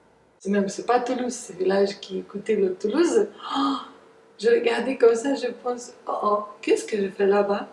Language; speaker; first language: French; non-native, learner; Ukrainian